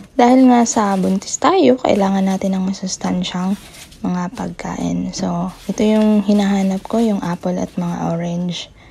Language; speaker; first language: Filipino; non-native, local second language; Cebuano